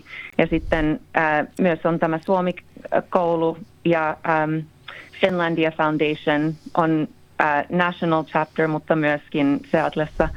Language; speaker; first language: Finnish; early bilingual, heritage; Finnish